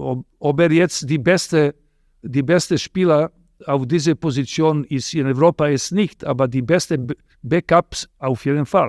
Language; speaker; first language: German; non-native, fluent; Serbian